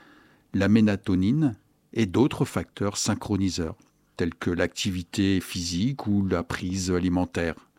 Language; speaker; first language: French; native; French